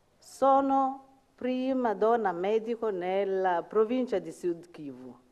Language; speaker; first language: Italian; non-native, fluent; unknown